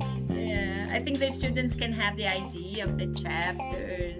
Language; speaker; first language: English; non-native, fluent; Portuguese